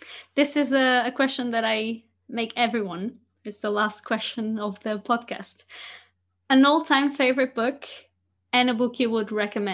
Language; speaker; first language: English; non-native, fluent; Portuguese